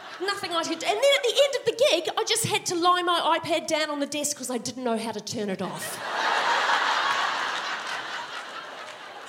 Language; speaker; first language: English; native; English